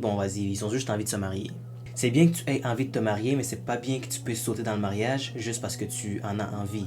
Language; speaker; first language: French; native; French